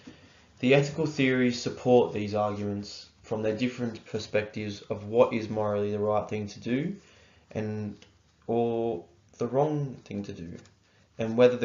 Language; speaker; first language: English; native; English